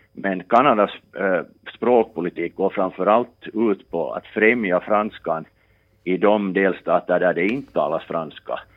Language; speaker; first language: Swedish; native; Swedish